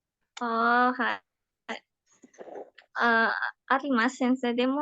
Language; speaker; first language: Japanese; non-native, learner; Indonesian